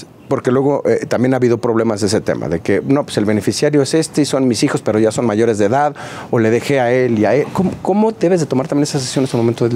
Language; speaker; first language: Spanish; native; Spanish